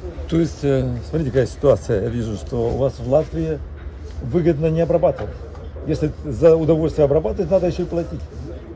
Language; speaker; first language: Russian; native; Russian